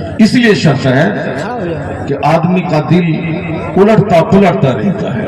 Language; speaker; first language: Urdu; native; Urdu